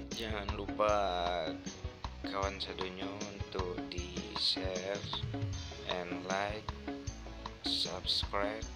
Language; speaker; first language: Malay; non-native, local second language; Minangkabau